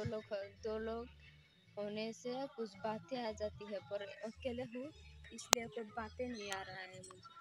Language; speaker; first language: Hindi; non-native, local second language; Bangla